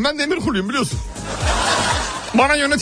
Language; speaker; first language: Turkish; native; Turkish